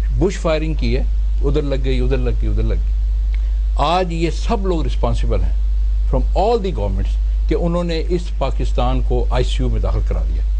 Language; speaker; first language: Urdu; non-native, local second language; Punjabi